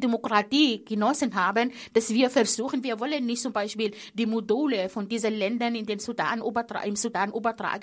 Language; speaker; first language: German; non-native, fluent; Arabic